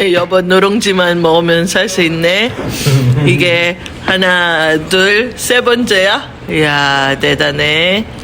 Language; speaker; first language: Korean; non-native, fluent; Filipino